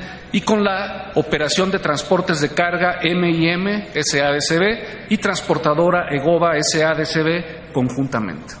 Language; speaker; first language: Spanish; native; Spanish